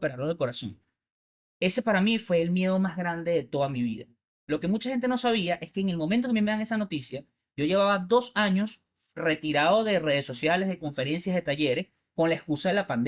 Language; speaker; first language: Spanish; native; Spanish